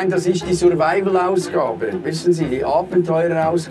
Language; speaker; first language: German; native; German